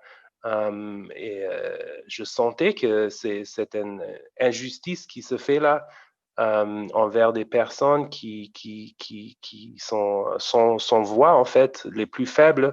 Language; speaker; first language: French; non-native, fluent; German